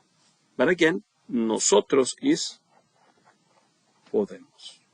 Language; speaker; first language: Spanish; non-native, fluent; English